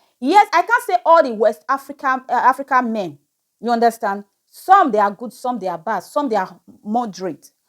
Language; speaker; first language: Nigerian Pidgin; native; Nigerian Pidgin